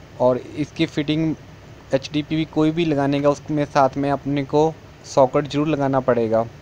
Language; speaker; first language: Hindi; non-native, local second language; Punjabi